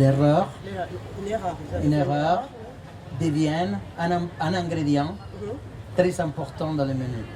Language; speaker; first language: French; non-native, fluent; Spanish